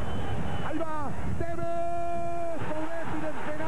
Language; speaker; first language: Spanish; native; Spanish